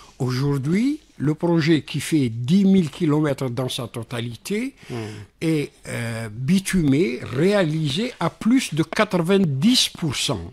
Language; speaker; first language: French; non-native, local second language; Arabic